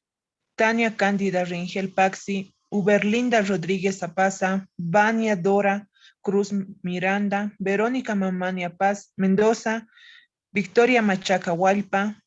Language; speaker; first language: Spanish; native; Spanish